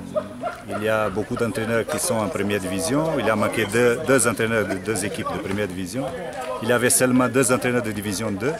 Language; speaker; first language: French; non-native, fluent; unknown